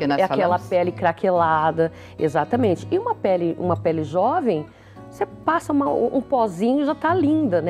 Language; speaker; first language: Portuguese; native; Portuguese